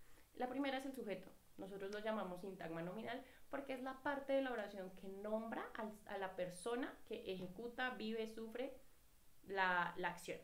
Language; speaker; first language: Spanish; native; Spanish